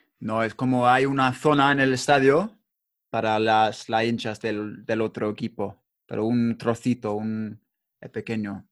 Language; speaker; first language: Spanish; non-native, learner; English